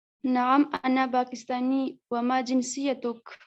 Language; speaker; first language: Arabic; non-native, learner; Urdu